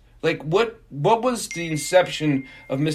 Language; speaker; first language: English; native; English